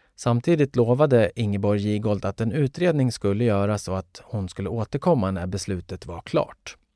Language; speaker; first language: Swedish; native; Swedish